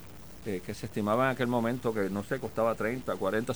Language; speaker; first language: Spanish; native; Spanish